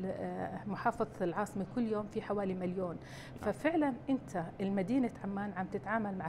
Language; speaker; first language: Arabic; native; Arabic